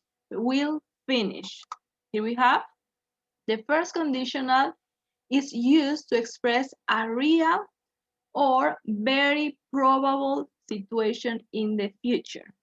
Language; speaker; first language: English; non-native, fluent; Spanish